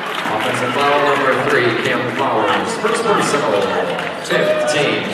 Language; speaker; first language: English; native; English